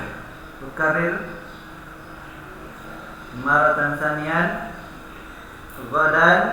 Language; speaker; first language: Arabic; non-native, learner; Indonesian